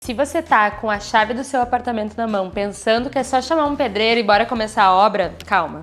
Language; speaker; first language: Portuguese; native; Portuguese